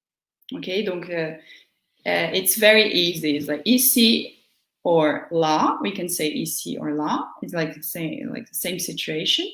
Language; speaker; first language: English; non-native, fluent; Portuguese